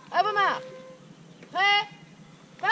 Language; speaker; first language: French; native; French